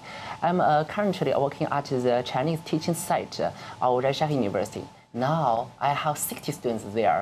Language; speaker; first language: English; non-native, learner; Chinese